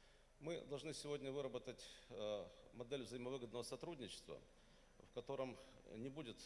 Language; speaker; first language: Russian; native; Russian